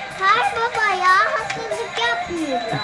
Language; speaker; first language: Turkish; native; Turkish